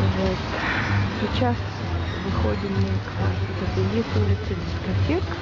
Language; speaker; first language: Russian; native; Russian